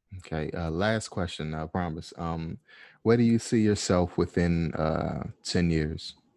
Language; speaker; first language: English; native; English